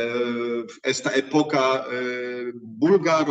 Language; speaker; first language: Spanish; non-native, fluent; Polish